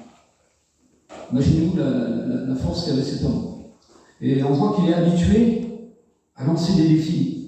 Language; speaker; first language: French; native; French